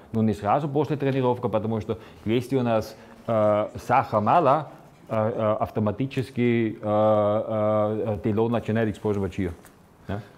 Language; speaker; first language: Russian; non-native, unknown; Slovenian